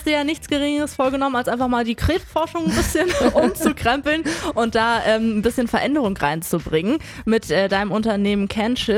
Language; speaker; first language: German; native; German